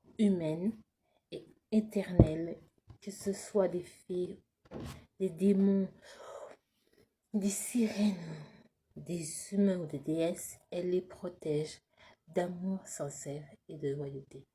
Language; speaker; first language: French; native; French